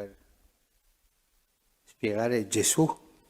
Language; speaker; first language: Italian; early bilingual, heritage; Spanish